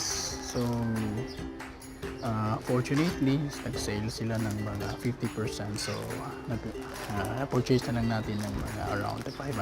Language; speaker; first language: Filipino; native; Filipino